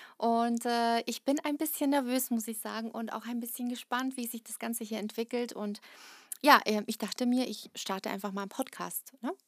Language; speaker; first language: German; early bilingual, other home language; Russian